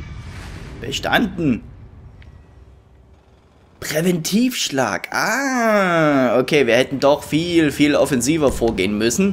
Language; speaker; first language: German; native; German